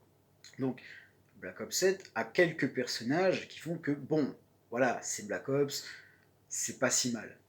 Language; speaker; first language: French; native; French